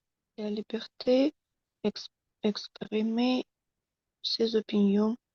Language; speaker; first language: French; non-native, learner; Russian